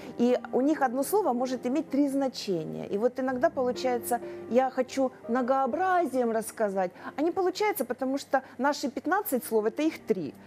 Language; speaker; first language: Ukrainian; non-native, local second language; Russian